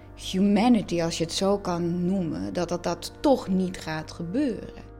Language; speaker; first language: Dutch; non-native, fluent; Croatian